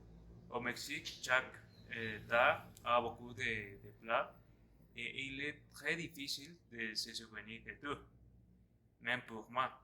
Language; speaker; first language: French; non-native, learner; Spanish